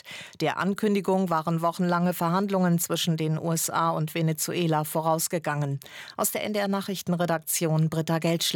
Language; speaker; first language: German; native; German